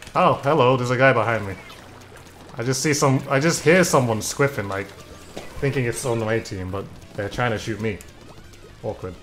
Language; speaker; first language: English; native; English